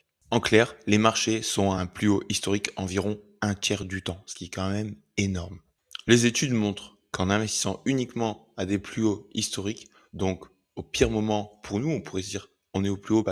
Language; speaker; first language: French; native; French